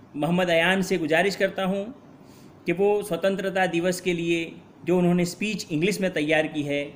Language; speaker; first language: Hindi; non-native, local second language; Gujarati